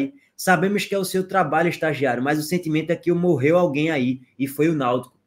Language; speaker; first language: Portuguese; native; Portuguese